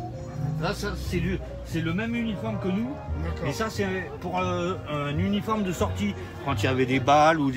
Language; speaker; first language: French; native; French